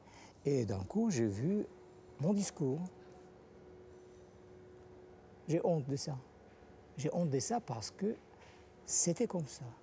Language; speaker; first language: French; non-native, fluent; Russian